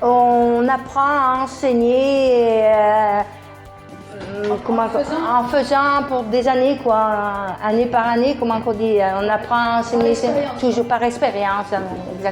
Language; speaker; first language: French; early bilingual, other home language; Italian